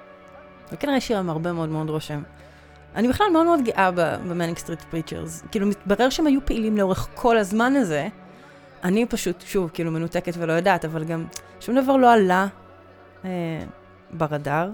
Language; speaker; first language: Hebrew; native; Hebrew